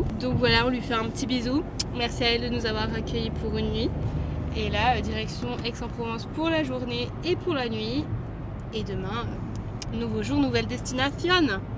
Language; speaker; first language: French; native; French